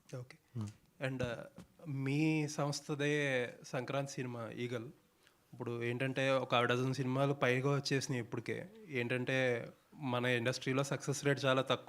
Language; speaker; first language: Telugu; native; Telugu